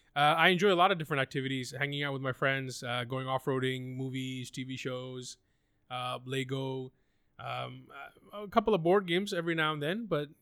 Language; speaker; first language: English; non-native, local second language; Urdu